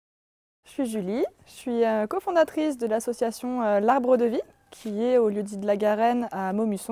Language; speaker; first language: French; native; French